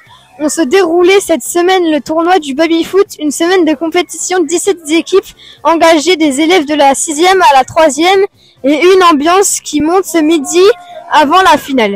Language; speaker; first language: French; native; French